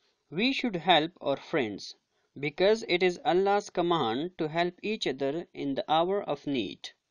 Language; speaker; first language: English; non-native, local second language; Urdu